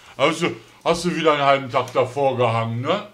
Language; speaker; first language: German; native; German